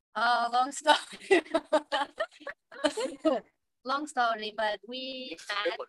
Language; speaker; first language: English; non-native, fluent; Portuguese